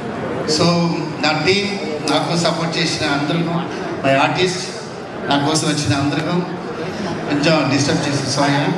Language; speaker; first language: Telugu; non-native, fluent; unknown